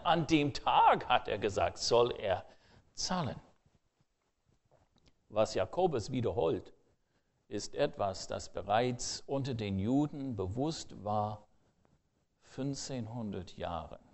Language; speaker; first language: German; non-native, fluent; English